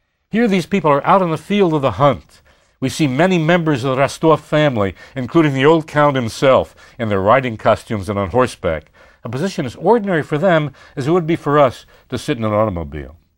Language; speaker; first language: English; native; English